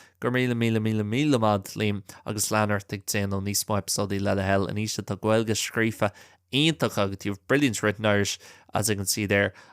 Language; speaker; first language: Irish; non-native, local second language; English